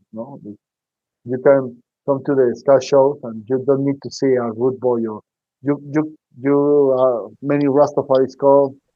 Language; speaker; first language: English; non-native, learner; Spanish